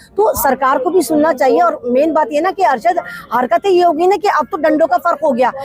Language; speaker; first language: Hindi; native; Hindi